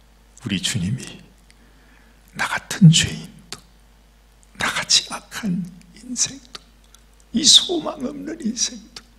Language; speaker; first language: Korean; native; Korean